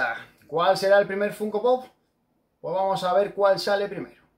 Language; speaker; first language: Spanish; native; Spanish